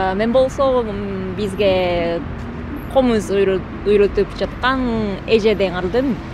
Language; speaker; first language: Kyrgyz; non-native, learner; Japanese